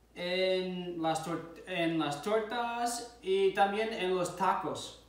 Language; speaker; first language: Spanish; non-native, fluent; English